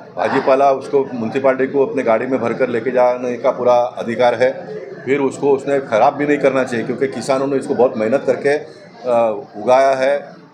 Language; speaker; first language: Hindi; non-native, local second language; Tulu